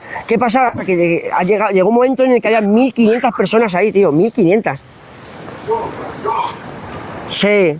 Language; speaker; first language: Spanish; native; Spanish